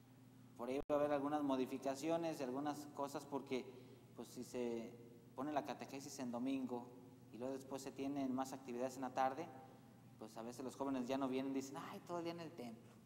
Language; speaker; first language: Spanish; native; Spanish